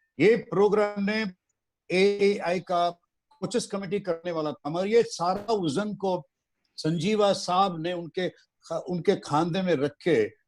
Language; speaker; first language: Hindi; non-native, local second language; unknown